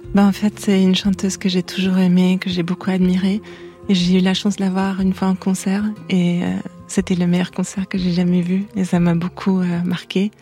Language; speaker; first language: French; non-native, local second language; Arabic